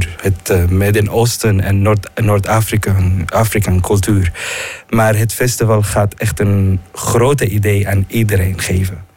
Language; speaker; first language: Dutch; non-native, fluent; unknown